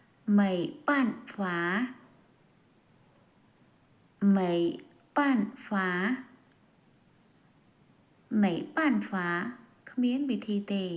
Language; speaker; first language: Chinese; non-native, learner; Khmer